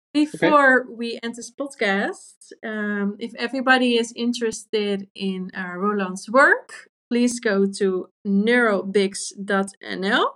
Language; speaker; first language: English; non-native, fluent; Dutch